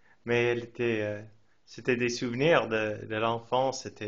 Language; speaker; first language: French; non-native, fluent; English